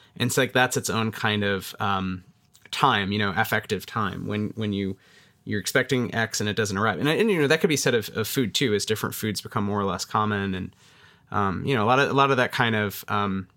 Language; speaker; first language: English; native; English